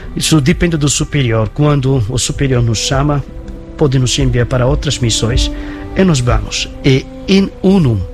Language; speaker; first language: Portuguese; non-native, fluent; Bangla